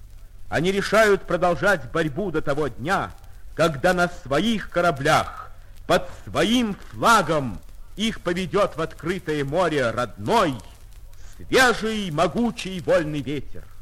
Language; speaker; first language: Russian; native; Russian